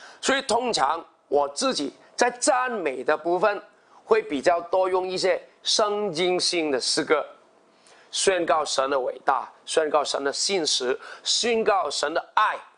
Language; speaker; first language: Chinese; non-native, local second language; Cantonese